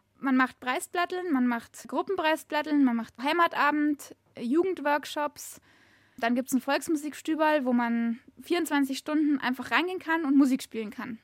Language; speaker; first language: German; native; German